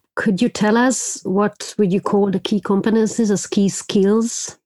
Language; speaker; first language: English; non-native, fluent; Hungarian